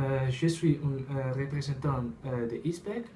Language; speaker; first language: French; non-native, learner; Dutch